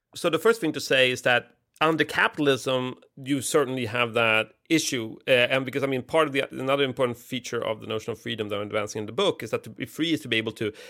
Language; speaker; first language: English; non-native, fluent; Swedish